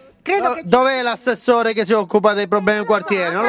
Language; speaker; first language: Italian; native; Italian